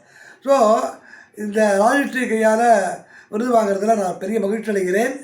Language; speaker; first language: Tamil; native; Tamil